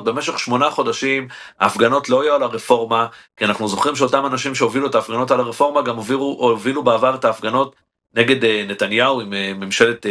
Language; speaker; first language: Hebrew; native; Hebrew